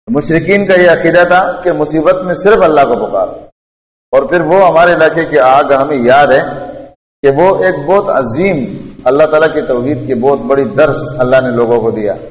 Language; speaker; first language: Urdu; non-native, local second language; Pashto